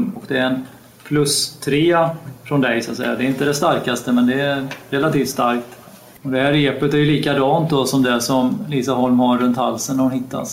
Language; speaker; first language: Swedish; native; Swedish